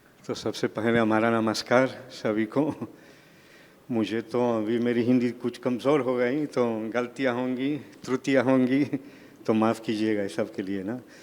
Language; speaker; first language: Hindi; non-native, fluent; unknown